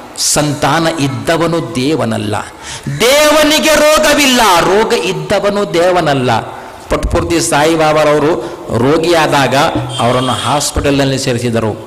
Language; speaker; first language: Kannada; non-native, local second language; Urdu